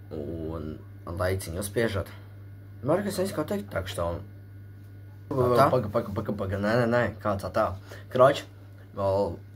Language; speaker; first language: Latvian; non-native, local second language; Russian